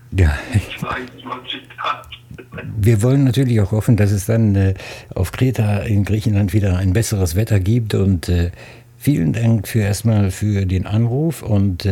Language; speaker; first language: German; native; German